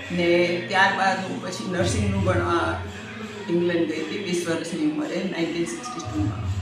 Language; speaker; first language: Gujarati; early bilingual, heritage; Gujarati